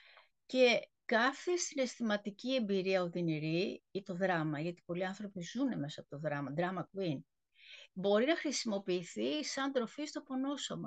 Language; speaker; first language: Greek; native; Greek